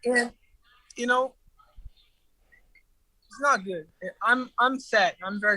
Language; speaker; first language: English; non-native, learner; Portuguese